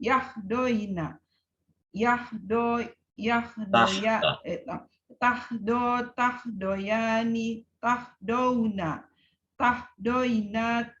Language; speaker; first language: Arabic; non-native, learner; Indonesian